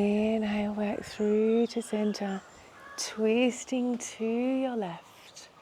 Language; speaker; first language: English; native; English